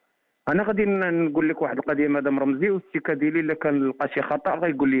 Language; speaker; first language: Arabic; native; Arabic